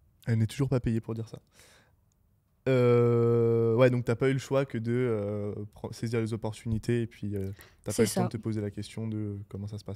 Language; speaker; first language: French; native; French